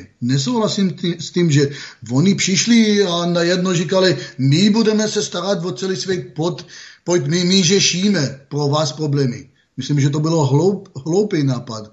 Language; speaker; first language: Czech; non-native, fluent; Hebrew